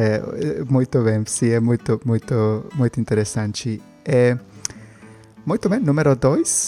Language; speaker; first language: Portuguese; non-native, learner; Spanish